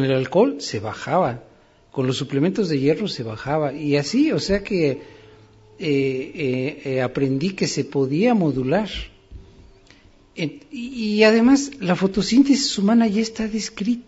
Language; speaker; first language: Spanish; native; Spanish